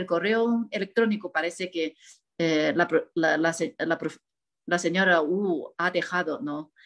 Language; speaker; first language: Spanish; non-native, fluent; Chinese